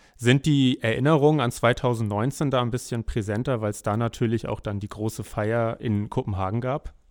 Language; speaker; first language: German; native; German